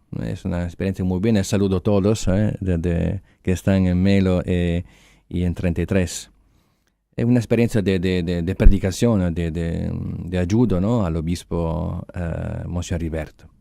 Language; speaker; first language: Spanish; non-native, fluent; Italian